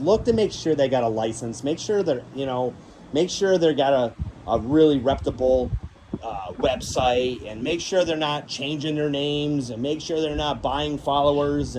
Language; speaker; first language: English; native; English